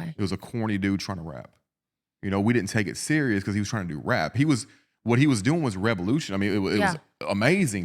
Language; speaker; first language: English; native; English